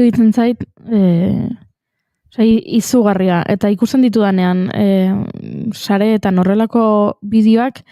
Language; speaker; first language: Basque; native; Basque